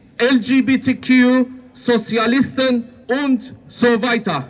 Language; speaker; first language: German; non-native, fluent; Persian